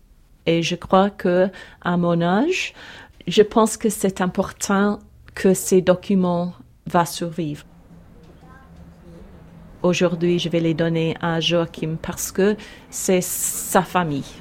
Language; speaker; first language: French; non-native, learner; English